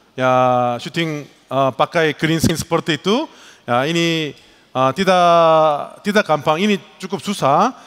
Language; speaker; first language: Indonesian; non-native, learner; Korean